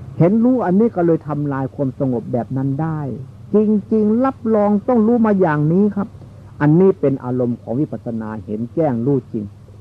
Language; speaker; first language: Thai; non-native, local second language; Northeastern Thai